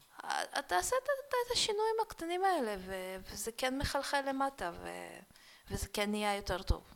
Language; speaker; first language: Hebrew; early bilingual, other home language; Russian